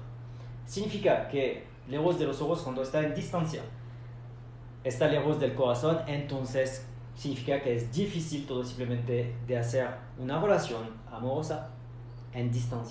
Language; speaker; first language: Spanish; non-native, fluent; French